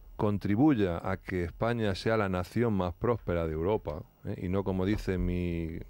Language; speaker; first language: Spanish; native; Spanish